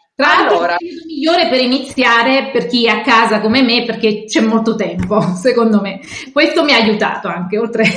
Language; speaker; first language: Italian; native; Italian